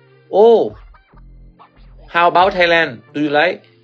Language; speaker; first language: English; non-native, learner; Thai